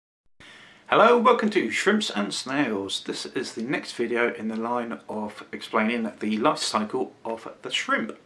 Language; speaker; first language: English; native; English